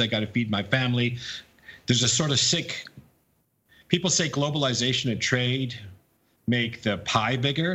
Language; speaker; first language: English; native; English